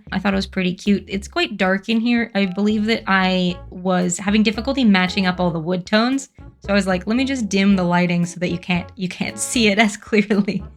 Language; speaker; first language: English; native; English